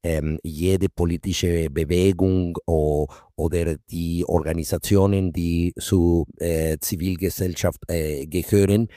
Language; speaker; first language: German; non-native, fluent; Spanish